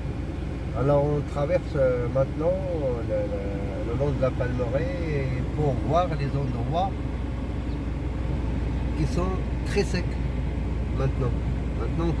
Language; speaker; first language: French; non-native, local second language; Arabic